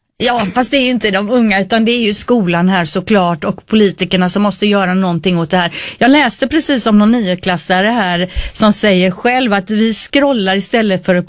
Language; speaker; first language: Swedish; native; Swedish